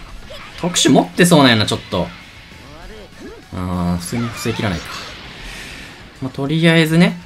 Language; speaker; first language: Japanese; native; Japanese